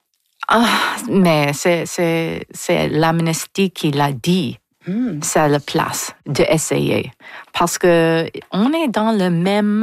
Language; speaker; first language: French; non-native, local second language; English